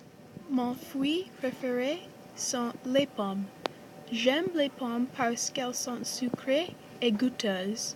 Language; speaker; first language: French; non-native, learner; English